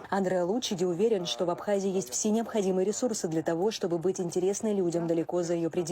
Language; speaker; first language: Russian; native; Russian